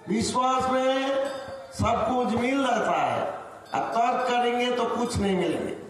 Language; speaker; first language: Hindi; non-native, local second language; Bangla